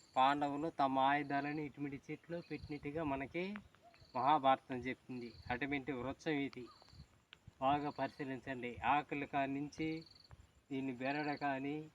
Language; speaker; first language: Telugu; native; Telugu